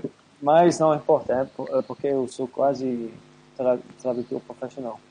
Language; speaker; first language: Portuguese; non-native, learner; Dutch